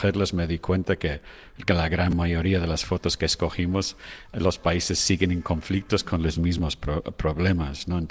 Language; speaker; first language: Spanish; non-native, fluent; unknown